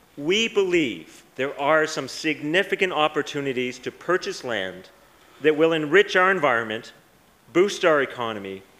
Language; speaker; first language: English; native; English